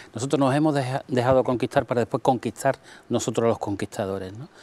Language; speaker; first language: Spanish; native; Spanish